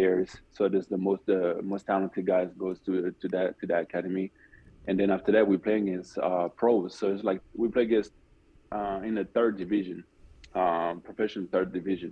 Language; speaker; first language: English; non-native, fluent; French